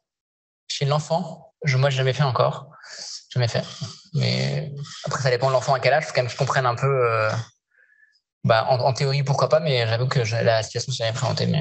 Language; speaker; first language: French; native; French